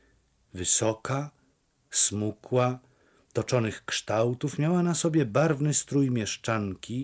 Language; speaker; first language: Polish; native; Polish